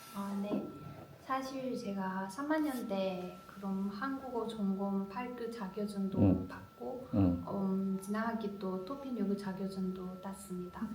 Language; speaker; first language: Korean; non-native, learner; Chinese